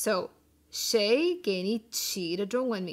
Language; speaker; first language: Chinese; non-native, learner; English